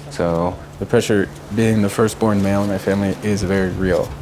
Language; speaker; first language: English; native; English